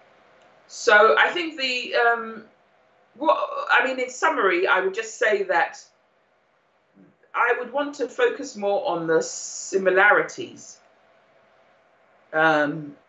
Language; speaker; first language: English; native; English